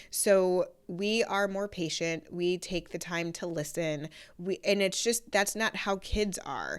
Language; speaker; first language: English; native; English